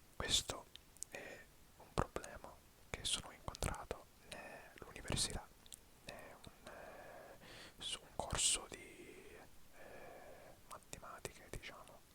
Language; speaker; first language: Italian; early bilingual, heritage; English